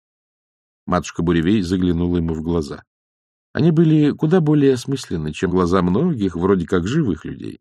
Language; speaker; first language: Russian; native; Russian